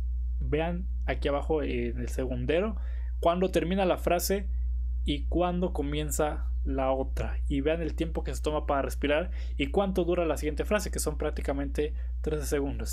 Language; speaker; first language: Spanish; native; Spanish